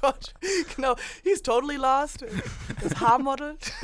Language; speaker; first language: English; early bilingual, other home language; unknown